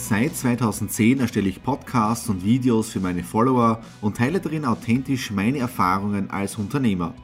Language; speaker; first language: German; native; German